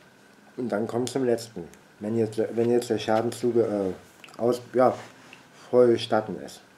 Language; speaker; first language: German; native; German